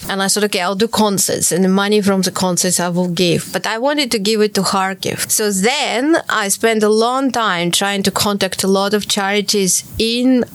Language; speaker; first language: English; non-native, fluent; Ukrainian